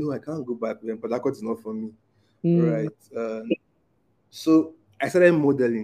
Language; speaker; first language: English; non-native, local second language; Igbo